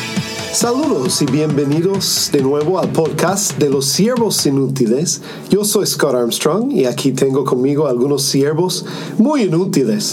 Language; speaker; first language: Spanish; non-native, fluent; English